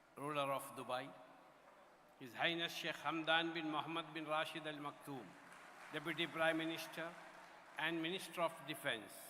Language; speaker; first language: English; non-native, local second language; Malayalam